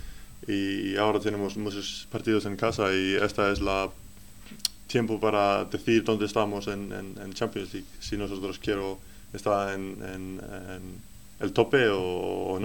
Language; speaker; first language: Spanish; non-native, learner; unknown